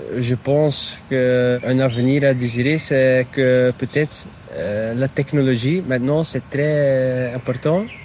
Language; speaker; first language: French; non-native, local second language; Dutch